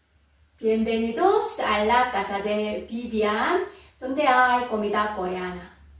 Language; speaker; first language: Spanish; non-native, fluent; Korean